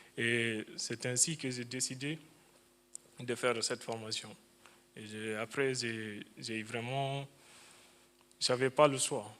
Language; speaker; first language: French; non-native, fluent; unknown